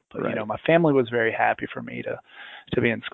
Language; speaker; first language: English; native; English